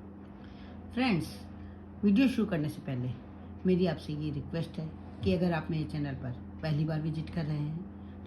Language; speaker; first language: Hindi; native; Hindi